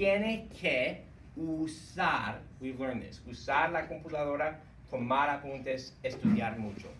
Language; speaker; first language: Spanish; non-native, fluent; English